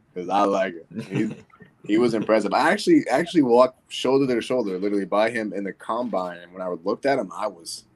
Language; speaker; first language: English; native; English